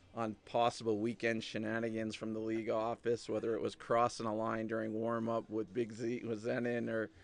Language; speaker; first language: English; native; English